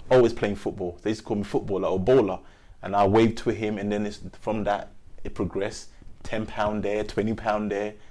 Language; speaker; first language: English; early bilingual, other home language; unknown